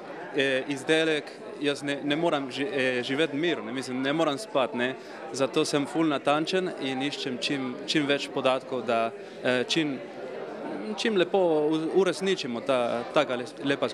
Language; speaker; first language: Slovenian; early bilingual, heritage; Spanish